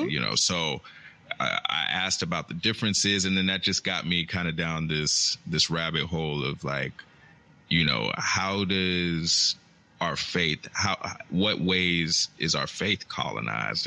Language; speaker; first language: English; native; English